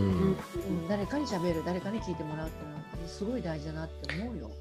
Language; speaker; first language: Japanese; native; Japanese